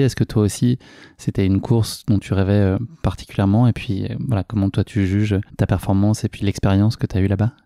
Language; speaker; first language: French; native; French